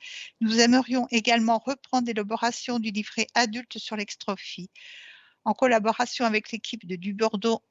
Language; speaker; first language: French; native; French